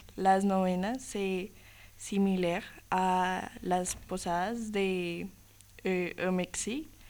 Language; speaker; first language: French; non-native, learner; Spanish